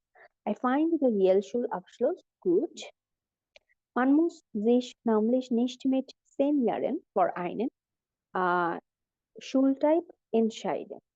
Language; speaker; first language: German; non-native, fluent; Bangla